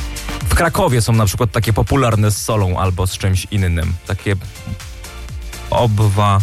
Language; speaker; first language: Polish; native; Polish